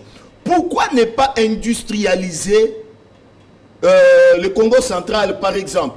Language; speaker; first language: French; non-native, local second language; Lingala